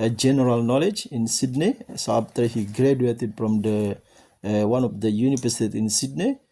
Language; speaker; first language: English; non-native, learner; Indonesian